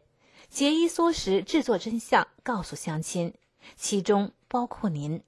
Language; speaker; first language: Chinese; native; Chinese